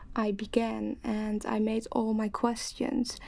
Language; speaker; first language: English; non-native, fluent; Dutch